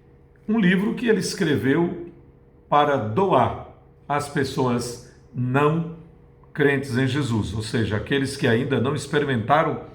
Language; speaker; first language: Portuguese; native; Portuguese